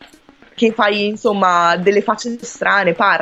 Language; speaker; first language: Italian; native; Italian